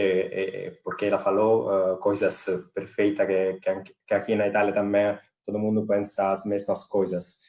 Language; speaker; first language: Portuguese; non-native, fluent; Italian